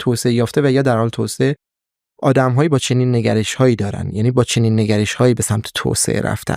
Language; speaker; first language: Persian; native; Persian